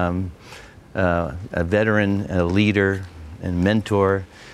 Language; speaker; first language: English; native; English